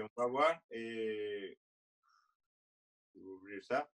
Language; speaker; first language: French; non-native, fluent; Spanish